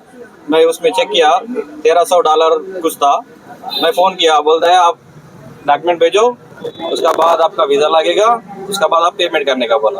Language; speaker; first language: Hindi; non-native, local second language; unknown